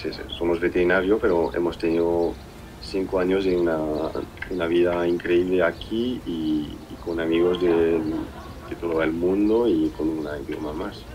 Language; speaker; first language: Spanish; non-native, fluent; French